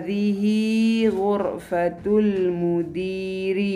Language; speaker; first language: Arabic; non-native, fluent; Malay